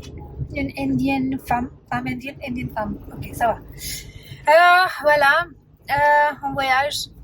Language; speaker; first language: French; non-native, fluent; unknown